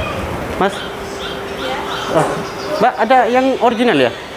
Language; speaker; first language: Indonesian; non-native, fluent; Bangla